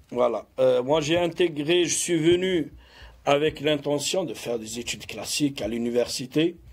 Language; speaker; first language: French; non-native, local second language; Arabic